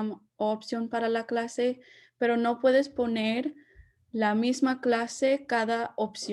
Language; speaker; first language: Spanish; early bilingual, heritage; Spanish